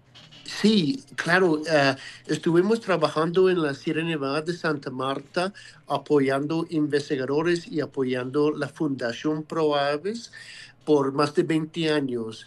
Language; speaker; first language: Spanish; non-native, fluent; English